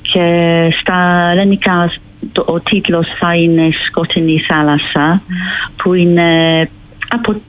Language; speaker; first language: Greek; non-native, fluent; English